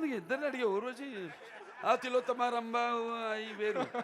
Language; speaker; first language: Telugu; native; Telugu